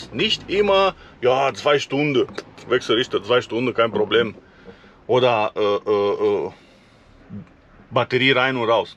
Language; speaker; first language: German; non-native, fluent; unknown